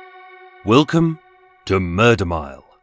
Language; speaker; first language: English; native; English